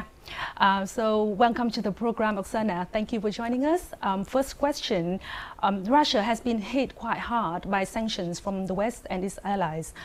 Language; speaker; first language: English; non-native, fluent; Vietnamese